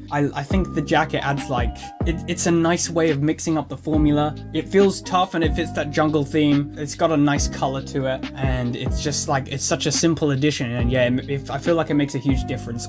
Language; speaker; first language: English; native; English